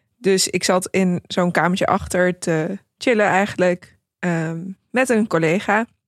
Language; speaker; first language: Dutch; early bilingual, other home language; Persian